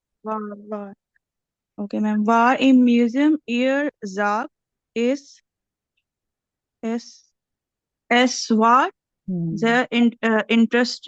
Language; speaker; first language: German; non-native, learner; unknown